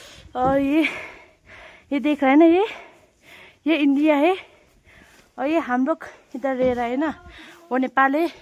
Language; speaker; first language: Hindi; non-native, local second language; Nepali